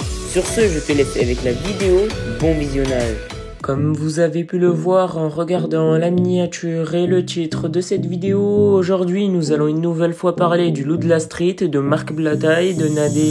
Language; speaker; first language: French; native; French